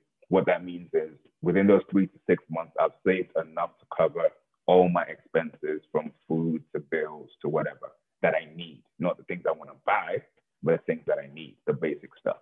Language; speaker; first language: English; non-native, local second language; Yoruba